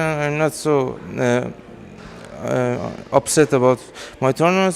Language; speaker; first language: English; non-native, fluent; Persian